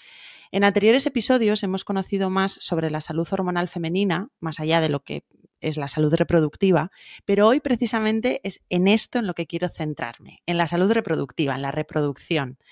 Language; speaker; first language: Spanish; native; Spanish